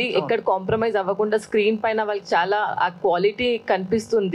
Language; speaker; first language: Telugu; non-native, fluent; Hindi